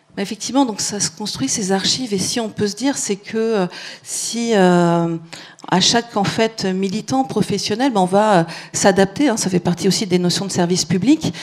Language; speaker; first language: French; native; French